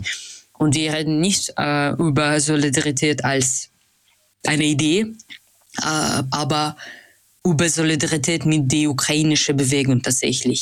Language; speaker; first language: German; non-native, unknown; Russian